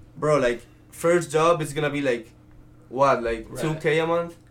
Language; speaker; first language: English; early bilingual, other home language; Italian